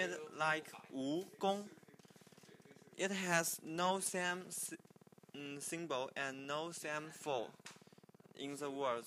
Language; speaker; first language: English; non-native, learner; Chinese